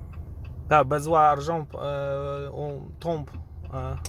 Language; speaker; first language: French; non-native, learner; Polish